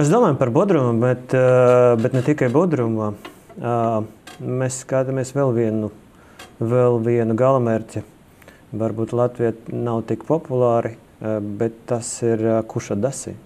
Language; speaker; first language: Latvian; non-native, local second language; Russian